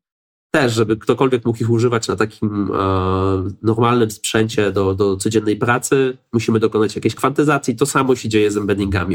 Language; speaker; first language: Polish; native; Polish